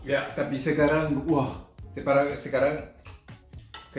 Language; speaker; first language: Indonesian; non-native, fluent; French